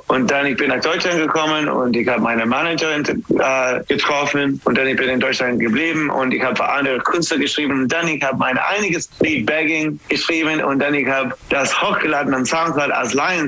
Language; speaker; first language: German; non-native, learner; English